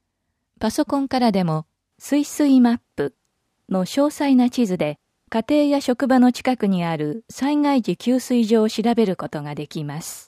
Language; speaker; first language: Japanese; native; Japanese